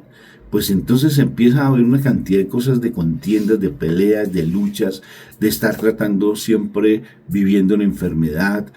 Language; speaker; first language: Spanish; native; Spanish